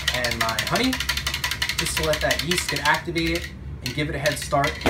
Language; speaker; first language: English; native; English